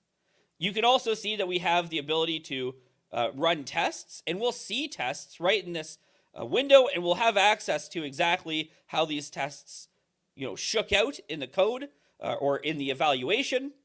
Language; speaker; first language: English; native; English